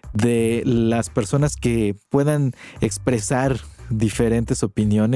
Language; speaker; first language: Spanish; native; Spanish